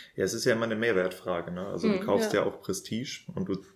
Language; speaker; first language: German; native; German